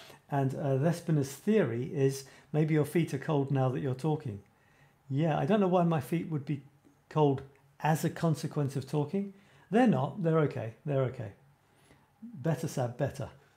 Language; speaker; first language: English; native; English